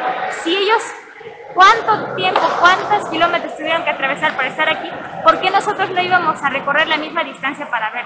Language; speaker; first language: Spanish; native; Spanish